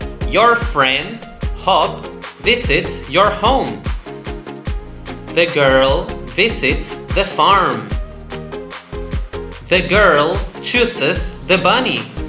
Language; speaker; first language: English; non-native, fluent; Spanish